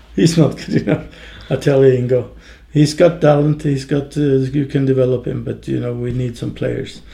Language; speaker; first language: English; non-native, fluent; Norwegian